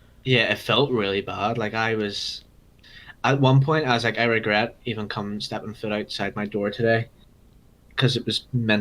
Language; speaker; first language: English; native; English